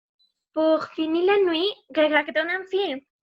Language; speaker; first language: French; non-native, learner; Spanish